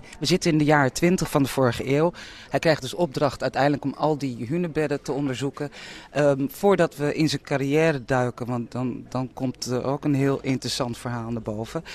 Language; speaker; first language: Dutch; native; Dutch